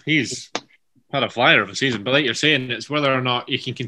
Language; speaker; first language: English; native; English